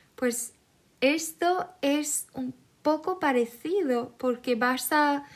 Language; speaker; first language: Spanish; non-native, fluent; Swedish